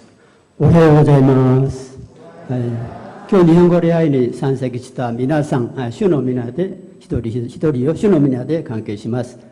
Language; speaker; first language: Japanese; non-native, fluent; Korean